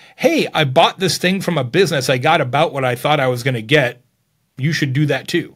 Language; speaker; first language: English; native; English